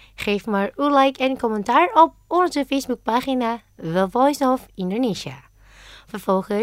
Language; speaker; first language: Dutch; non-native, fluent; Indonesian